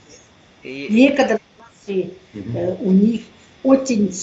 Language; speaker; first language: Russian; non-native, local second language; Tuvinian